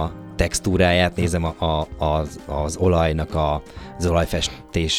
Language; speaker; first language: Hungarian; native; Hungarian